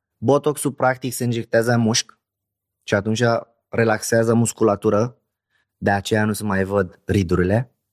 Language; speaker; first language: Romanian; non-native, fluent; Arabic